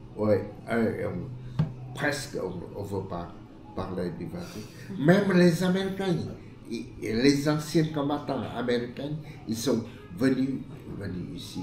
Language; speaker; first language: French; non-native, fluent; Vietnamese